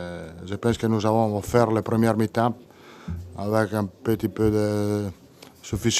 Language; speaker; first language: French; non-native, learner; Italian